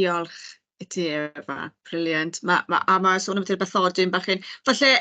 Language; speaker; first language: Welsh; native; Welsh